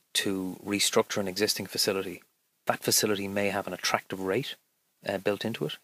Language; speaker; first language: English; native; English